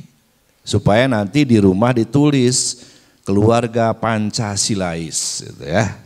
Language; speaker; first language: Indonesian; native; Indonesian